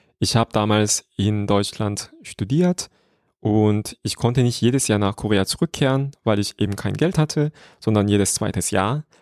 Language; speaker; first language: German; non-native, fluent; Korean